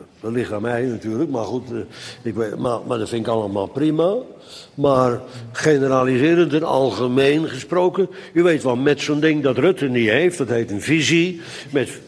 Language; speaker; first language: Dutch; native; Dutch